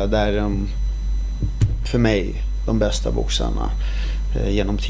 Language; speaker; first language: Swedish; early bilingual, other home language; Arabic